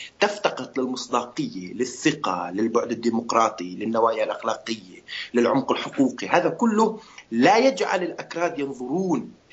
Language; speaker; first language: Arabic; non-native, local second language; Kurdish